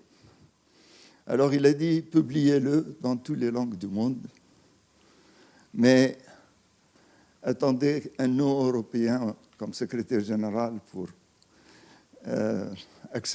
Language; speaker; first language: French; non-native, fluent; Arabic